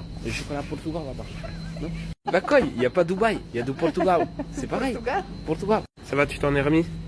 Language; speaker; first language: French; native; French